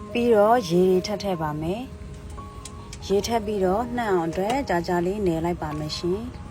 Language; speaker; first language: Burmese; native; Burmese